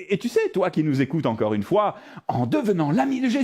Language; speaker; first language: French; native; French